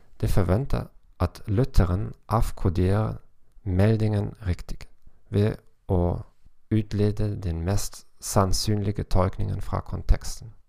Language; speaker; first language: Norwegian; non-native, learner; German